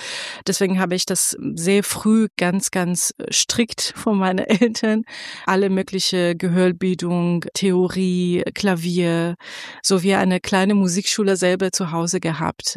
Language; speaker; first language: German; non-native, fluent; Persian